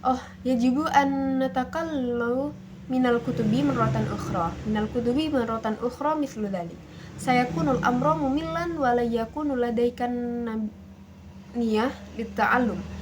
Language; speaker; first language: Arabic; non-native, learner; Indonesian